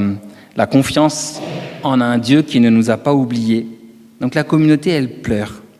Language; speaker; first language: French; native; French